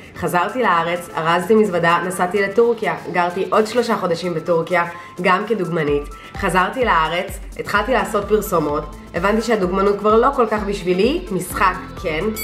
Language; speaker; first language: Hebrew; early bilingual, other home language; Russian